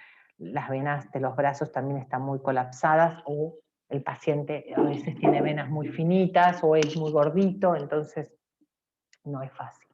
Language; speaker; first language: Spanish; native; Spanish